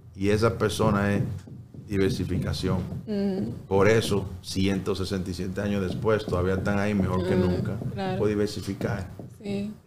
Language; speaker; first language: Spanish; early bilingual, heritage; Spanish